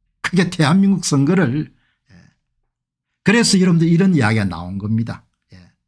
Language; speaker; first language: Korean; native; Korean